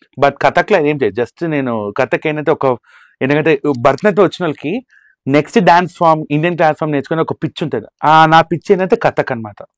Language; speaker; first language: Telugu; native; Telugu